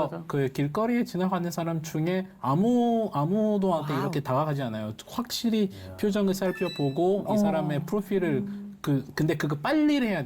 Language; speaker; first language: Korean; non-native, fluent; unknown